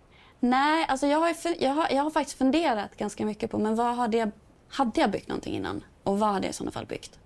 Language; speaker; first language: Swedish; native; Swedish